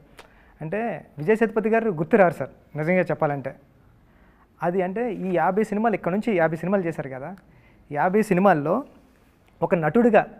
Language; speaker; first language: Telugu; native; Telugu